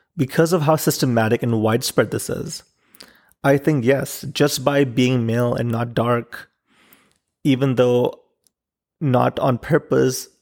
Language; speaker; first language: English; non-native, local second language; Urdu